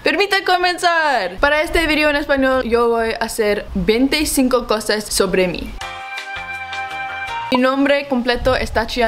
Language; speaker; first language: Spanish; non-native, learner; English